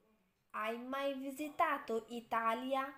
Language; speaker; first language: Italian; non-native, fluent; Urdu